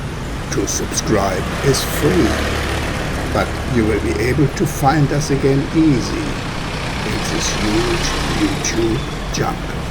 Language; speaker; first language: English; non-native, fluent; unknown